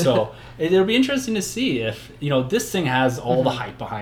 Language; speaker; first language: English; native; English